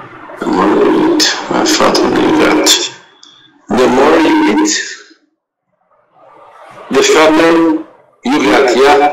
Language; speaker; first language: English; non-native, learner; Portuguese